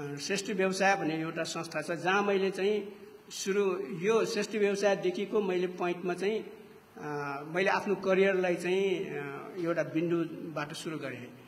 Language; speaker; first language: Nepali; non-native, local second language; Newari